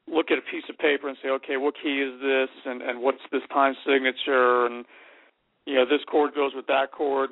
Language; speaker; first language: English; native; English